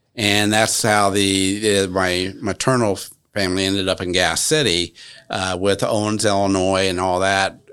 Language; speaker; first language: English; native; English